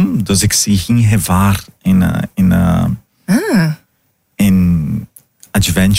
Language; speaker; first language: Dutch; non-native, fluent; Portuguese